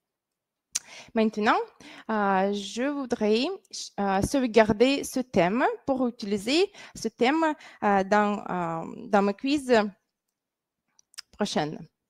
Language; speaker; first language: French; non-native, fluent; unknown